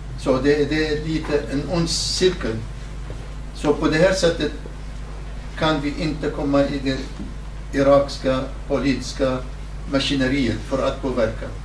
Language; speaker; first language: Swedish; non-native, fluent; Kurdish